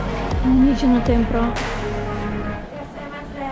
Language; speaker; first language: Japanese; non-native, learner; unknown